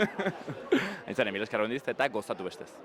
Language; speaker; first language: Basque; native; Basque